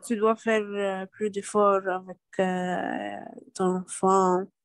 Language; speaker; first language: French; non-native, learner; Arabic